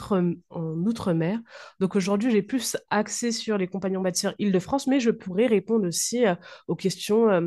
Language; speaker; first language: French; native; French